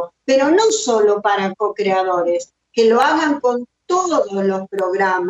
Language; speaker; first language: Spanish; native; Spanish